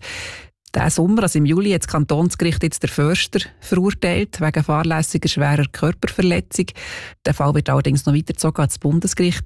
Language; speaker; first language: German; native; German